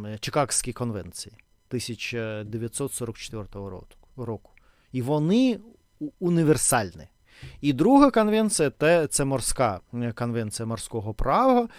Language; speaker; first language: Ukrainian; non-native, local second language; Russian